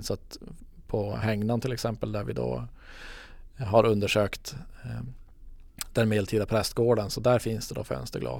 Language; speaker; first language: Swedish; native; Swedish